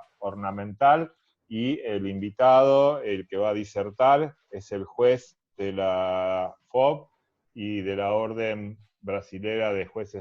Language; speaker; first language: Spanish; native; Spanish